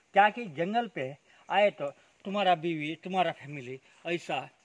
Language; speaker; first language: Hindi; non-native, local second language; Kannada